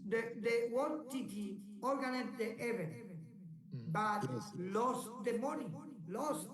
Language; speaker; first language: English; non-native, learner; Spanish